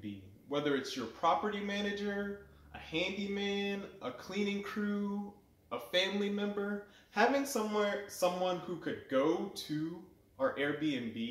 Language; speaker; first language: English; native; English